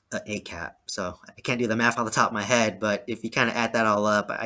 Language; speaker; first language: English; native; English